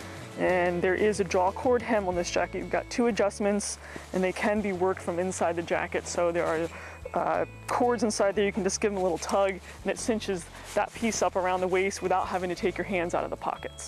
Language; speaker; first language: English; native; English